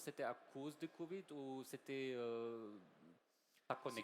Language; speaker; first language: French; non-native, learner; German